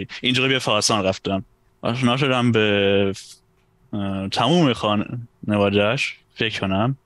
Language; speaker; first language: Persian; non-native, fluent; German